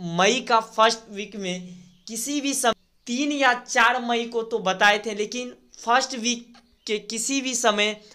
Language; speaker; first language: Hindi; native; Hindi